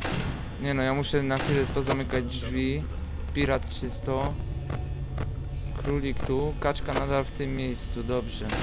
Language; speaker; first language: Polish; native; Polish